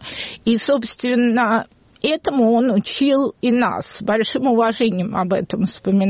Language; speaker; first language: Russian; native; Russian